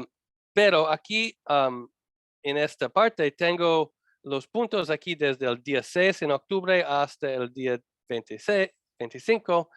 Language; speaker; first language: Spanish; non-native, learner; English